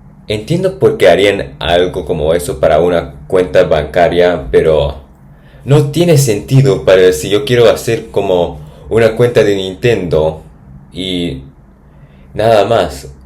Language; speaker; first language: Spanish; non-native, fluent; English